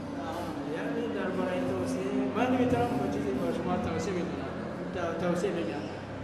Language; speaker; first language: Persian; non-native, learner; Malagasy